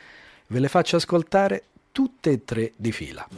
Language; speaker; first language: Italian; native; Italian